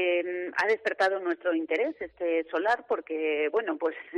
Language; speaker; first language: Spanish; native; Spanish